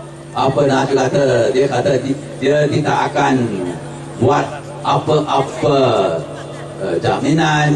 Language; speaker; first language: Malay; non-native, local second language; Chinese